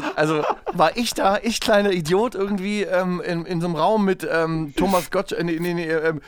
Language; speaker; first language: German; native; German